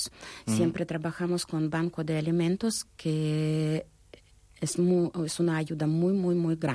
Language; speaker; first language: Spanish; non-native, fluent; Russian